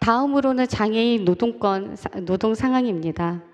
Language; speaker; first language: Korean; native; Korean